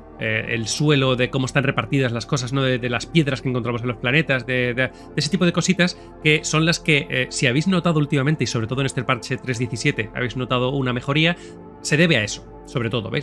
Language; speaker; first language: Spanish; native; Spanish